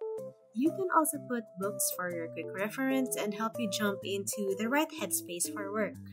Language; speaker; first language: English; non-native, local second language; Filipino